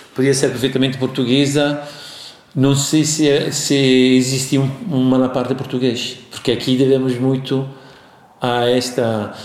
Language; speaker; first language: Portuguese; non-native, fluent; Italian